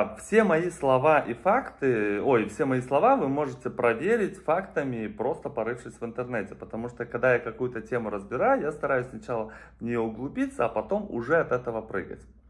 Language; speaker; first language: Russian; native; Russian